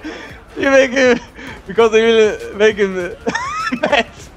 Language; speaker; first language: English; non-native, learner; Turkish